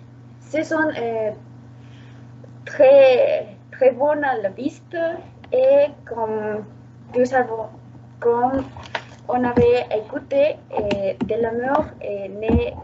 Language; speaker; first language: French; non-native, learner; Spanish